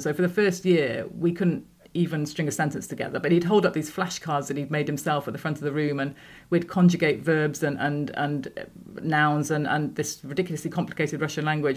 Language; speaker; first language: English; native; English